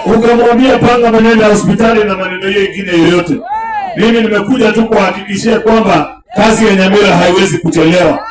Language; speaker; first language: Swahili; non-native, local second language; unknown